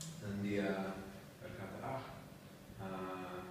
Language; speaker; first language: Indonesian; non-native, learner; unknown